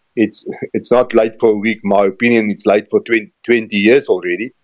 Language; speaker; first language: English; non-native, local second language; Afrikaans